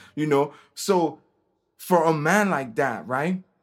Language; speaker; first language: English; non-native, local second language; Igbo